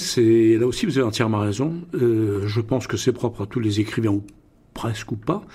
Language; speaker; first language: French; non-native, local second language; Russian